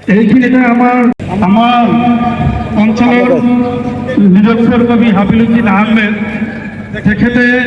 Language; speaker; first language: Assamese; native; Assamese